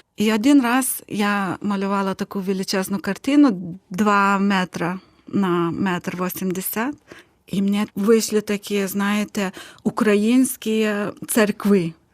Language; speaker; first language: Ukrainian; non-native, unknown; Lithuanian